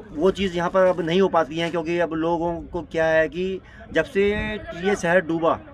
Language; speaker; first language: Hindi; native; Hindi